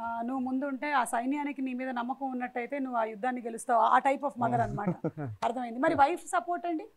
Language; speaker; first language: Telugu; native; Telugu